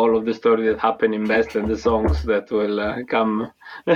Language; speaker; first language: English; non-native, fluent; Italian